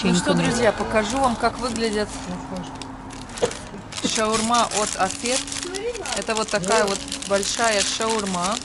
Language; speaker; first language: Russian; native; Russian